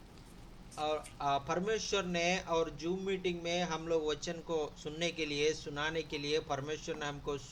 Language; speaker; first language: Hindi; non-native, local second language; Telugu